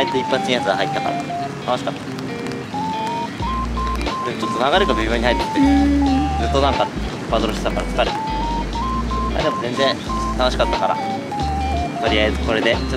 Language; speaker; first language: Japanese; native; Japanese